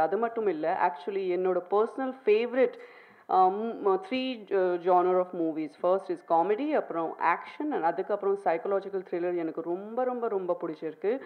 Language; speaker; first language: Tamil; non-native, fluent; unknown